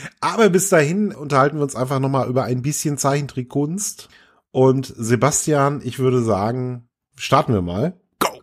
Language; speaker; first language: German; native; German